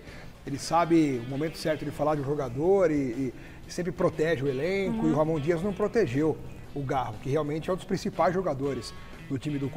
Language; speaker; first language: Portuguese; native; Portuguese